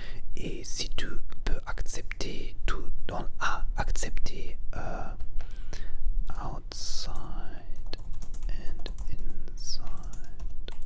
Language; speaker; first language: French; non-native, learner; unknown